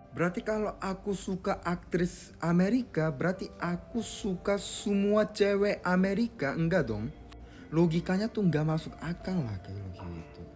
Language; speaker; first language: Indonesian; non-native, fluent; Korean